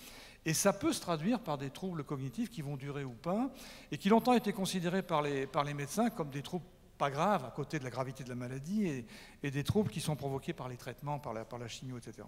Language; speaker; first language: French; native; French